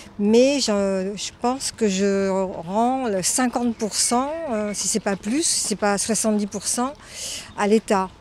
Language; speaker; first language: French; native; French